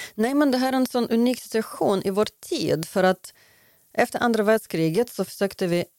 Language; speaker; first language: Swedish; non-native, fluent; Ukrainian